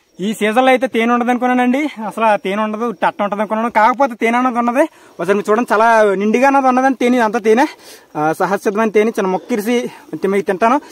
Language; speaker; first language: Telugu; non-native, local second language; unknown